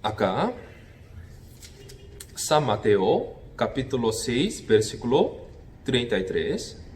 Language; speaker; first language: Spanish; non-native, fluent; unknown